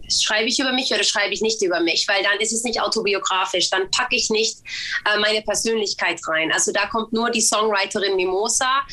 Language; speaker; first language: German; early bilingual, other home language; Swedish